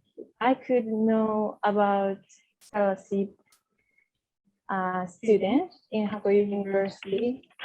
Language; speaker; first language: English; non-native, learner; Japanese